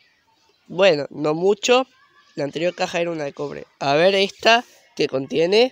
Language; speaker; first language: Spanish; native; Spanish